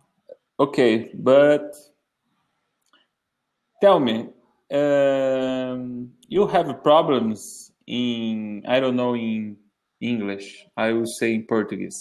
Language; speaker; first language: English; non-native, learner; Portuguese